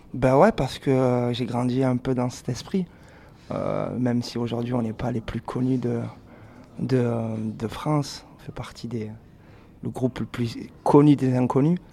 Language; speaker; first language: French; native; French